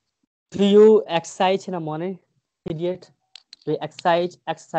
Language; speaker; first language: English; non-native, fluent; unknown